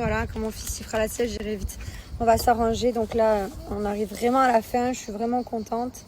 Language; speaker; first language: French; native; French